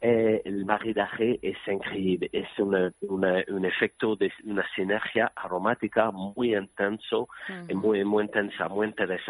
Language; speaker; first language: Spanish; non-native, learner; French